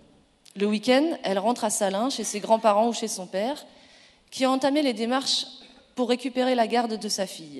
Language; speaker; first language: French; native; French